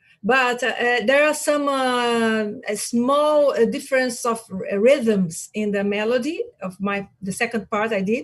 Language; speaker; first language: English; non-native, learner; Portuguese